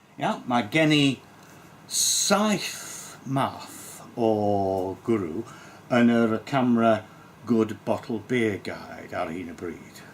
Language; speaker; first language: Welsh; non-native, local second language; English